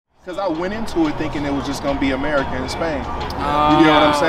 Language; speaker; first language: English; native; English